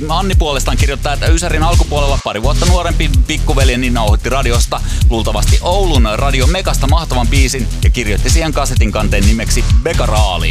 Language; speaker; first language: Finnish; native; Finnish